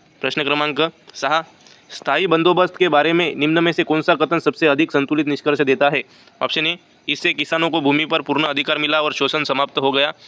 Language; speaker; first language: Hindi; non-native, local second language; Marathi